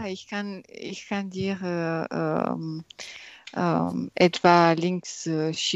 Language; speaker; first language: German; non-native, learner; French